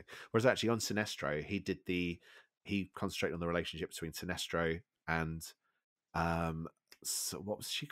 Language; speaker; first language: English; native; English